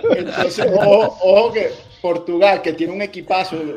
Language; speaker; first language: Spanish; native; Spanish